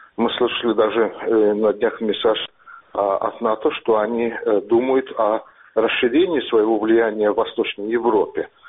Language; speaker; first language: Russian; non-native, local second language; Azerbaijani